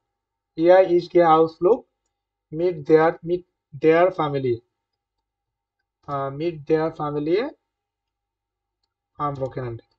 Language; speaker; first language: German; non-native, fluent; Bangla